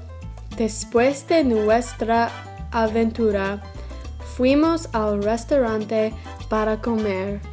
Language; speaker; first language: Spanish; non-native, learner; English